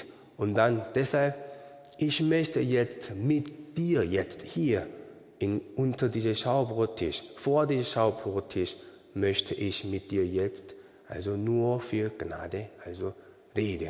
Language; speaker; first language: German; non-native, learner; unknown